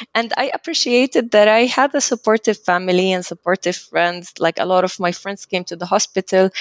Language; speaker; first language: English; early bilingual, other home language; Arabic